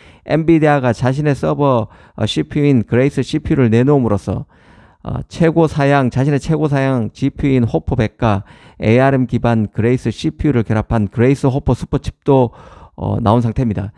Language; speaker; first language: Korean; native; Korean